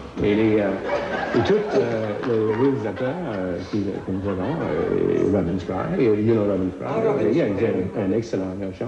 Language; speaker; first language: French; non-native, fluent; English